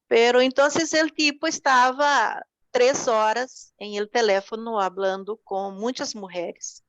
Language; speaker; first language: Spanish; non-native, fluent; Portuguese